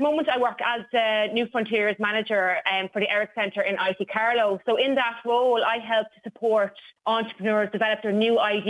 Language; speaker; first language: English; native; English